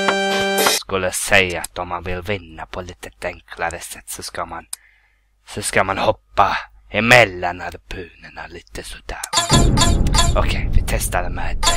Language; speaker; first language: Swedish; native; Swedish